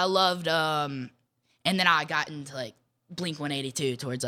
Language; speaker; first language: English; native; English